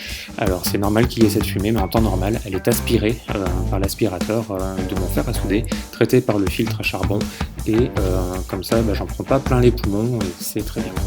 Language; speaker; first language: French; native; French